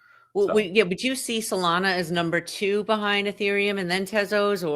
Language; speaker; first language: English; native; English